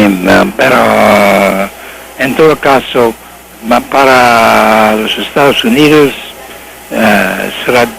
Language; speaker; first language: Spanish; non-native, learner; English